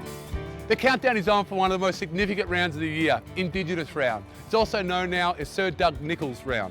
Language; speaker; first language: English; native; English